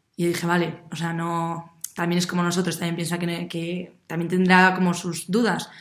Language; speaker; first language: Spanish; native; Spanish